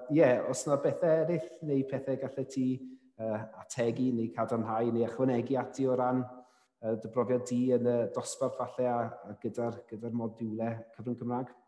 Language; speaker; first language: Welsh; native; Welsh